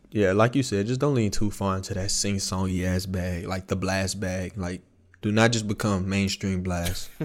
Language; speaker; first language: English; native; English